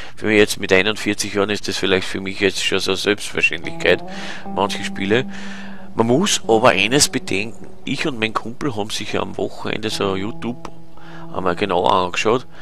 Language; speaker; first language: German; native; German